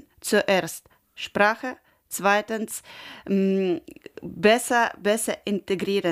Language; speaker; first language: German; non-native, learner; Ukrainian